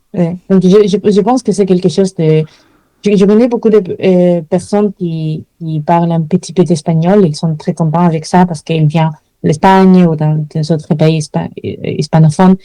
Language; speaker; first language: French; non-native, fluent; Spanish